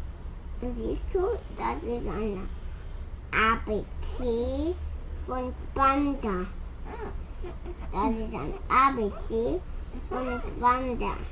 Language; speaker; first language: German; early bilingual, heritage; German